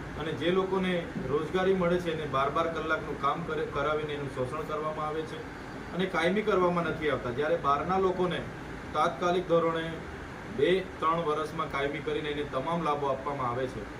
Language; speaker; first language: Gujarati; non-native, local second language; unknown